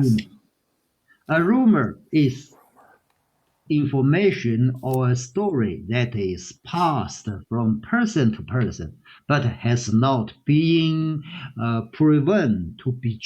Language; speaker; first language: English; non-native, learner; Chinese